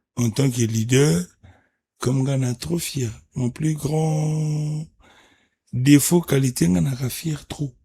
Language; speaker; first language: French; non-native, local second language; Lingala